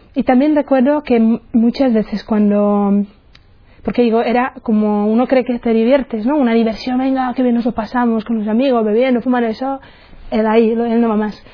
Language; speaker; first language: Spanish; non-native, fluent; Czech